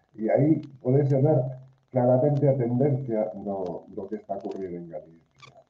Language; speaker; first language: Galician; non-native, local second language; Spanish